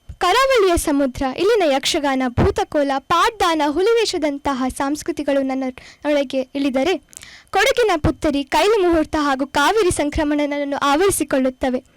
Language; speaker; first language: Kannada; non-native, local second language; Konkani